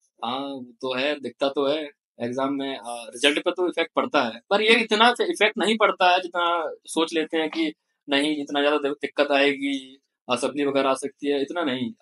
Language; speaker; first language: Hindi; native; Hindi